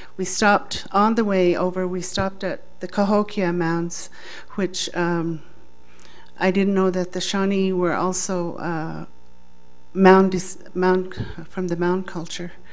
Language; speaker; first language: English; native; English